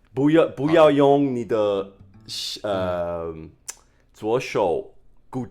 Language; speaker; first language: Chinese; non-native, fluent; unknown